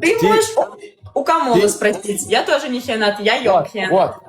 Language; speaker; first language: Russian; native; Russian